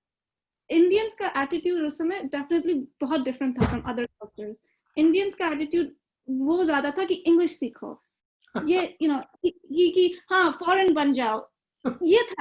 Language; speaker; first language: Hindi; early bilingual, other home language; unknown